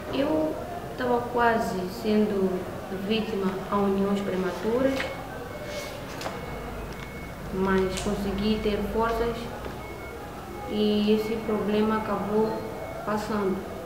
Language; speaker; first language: Portuguese; non-native, local second language; Makhuwa